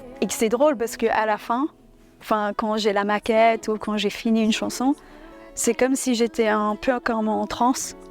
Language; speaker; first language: French; early bilingual, other home language; English